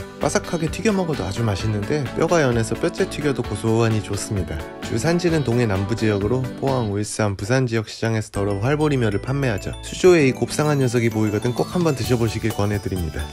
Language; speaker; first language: Korean; native; Korean